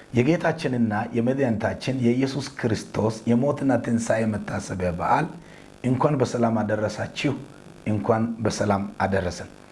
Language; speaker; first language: Amharic; non-native, local second language; Wolaytta